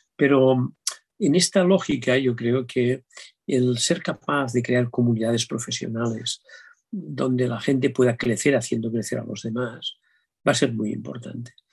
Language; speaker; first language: Spanish; native; Spanish